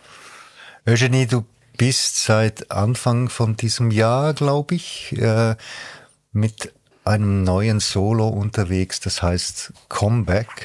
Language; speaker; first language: German; native; German